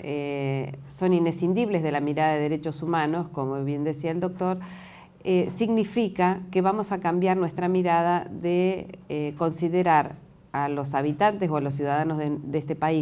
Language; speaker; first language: Spanish; native; Spanish